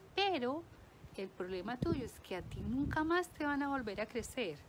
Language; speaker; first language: Spanish; native; Spanish